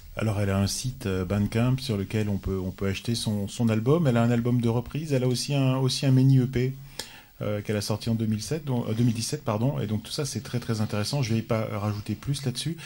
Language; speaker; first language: French; native; French